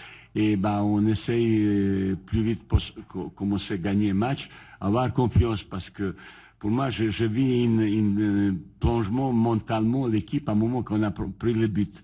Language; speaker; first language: French; non-native, learner; Bosnian